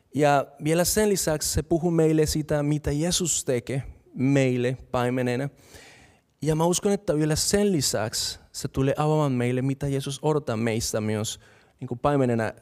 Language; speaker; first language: Finnish; non-native, fluent; Spanish